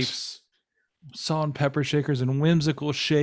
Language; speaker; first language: English; native; English